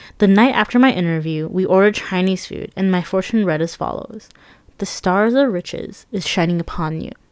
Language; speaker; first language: English; early bilingual, other home language; Persian